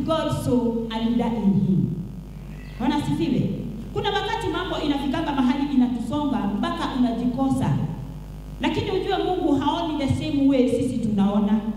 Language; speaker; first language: Swahili; non-native, local second language; Kikuyu